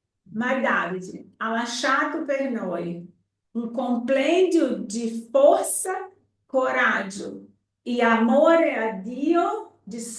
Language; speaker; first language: Italian; non-native, fluent; Portuguese